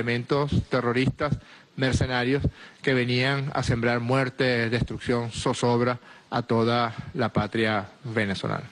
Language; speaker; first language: Spanish; native; Spanish